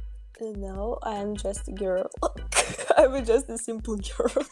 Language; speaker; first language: English; non-native, learner; Russian